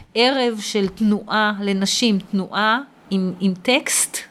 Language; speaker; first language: Hebrew; native; Hebrew